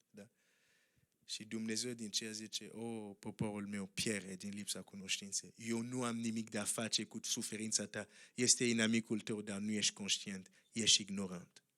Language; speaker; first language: Romanian; non-native, fluent; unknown